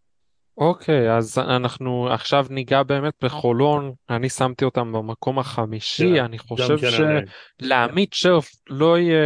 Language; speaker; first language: Hebrew; native; Hebrew